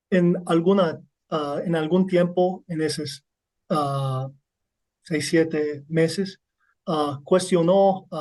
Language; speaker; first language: Spanish; non-native, learner; English